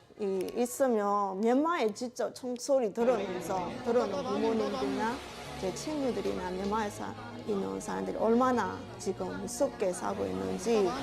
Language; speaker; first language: Korean; non-native, learner; Burmese